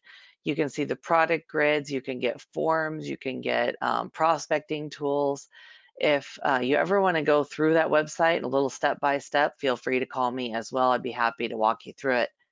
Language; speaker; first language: English; native; English